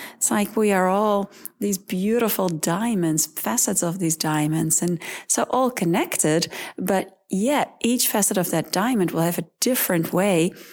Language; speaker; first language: English; early bilingual, other home language; Dutch